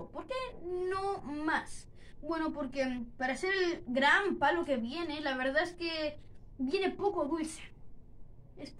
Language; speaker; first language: Spanish; native; Spanish